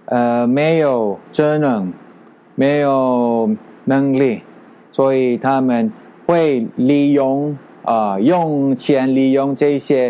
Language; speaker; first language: Chinese; non-native, learner; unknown